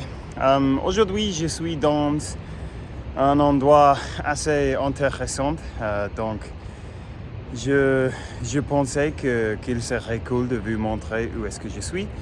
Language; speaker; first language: French; non-native, fluent; English